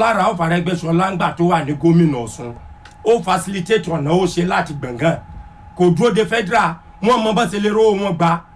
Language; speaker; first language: English; non-native, local second language; Yoruba